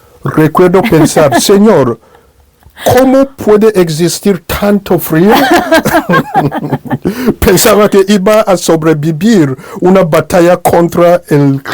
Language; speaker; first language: Spanish; non-native, fluent; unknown